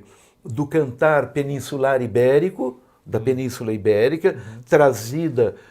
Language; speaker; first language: Portuguese; native; Portuguese